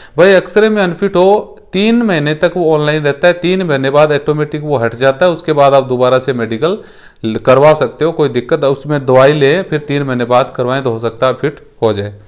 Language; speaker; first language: Hindi; native; Hindi